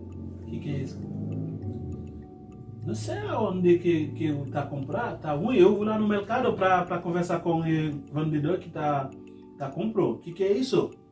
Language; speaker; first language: Portuguese; non-native, learner; Haitian Creole